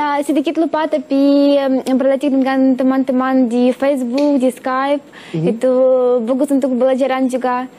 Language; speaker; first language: Indonesian; non-native, learner; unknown